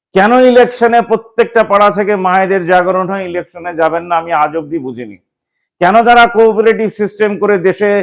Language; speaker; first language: Bangla; native; Bangla